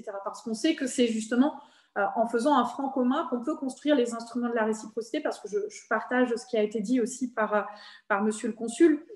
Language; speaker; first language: French; native; French